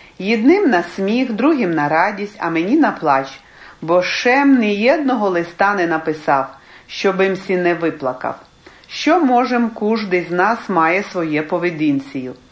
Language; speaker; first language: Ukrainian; early bilingual, heritage; Ukrainian